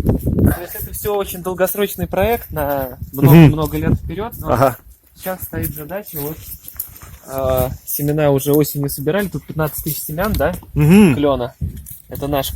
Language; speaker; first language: Russian; native; Russian